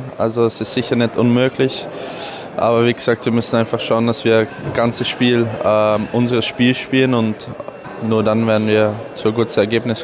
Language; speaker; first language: German; non-native, fluent; Dutch